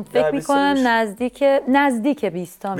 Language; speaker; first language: Persian; non-native, local second language; Armenian